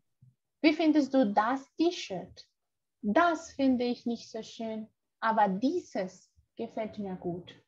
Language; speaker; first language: German; non-native, fluent; Spanish